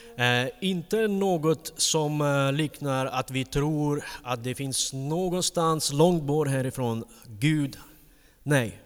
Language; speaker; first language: Swedish; non-native, fluent; Ukrainian